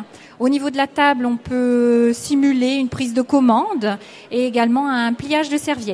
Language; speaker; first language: French; native; French